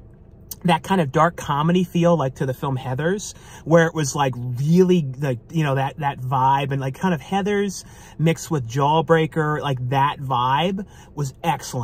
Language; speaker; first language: English; native; English